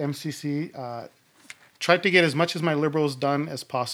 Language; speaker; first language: English; native; English